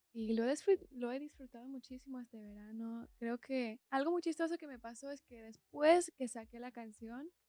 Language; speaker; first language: Spanish; early bilingual, heritage; Spanish